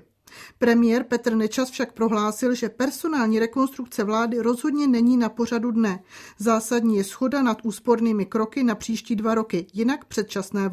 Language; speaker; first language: Czech; native; Czech